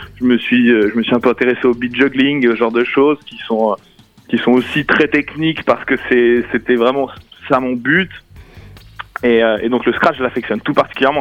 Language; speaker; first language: French; native; French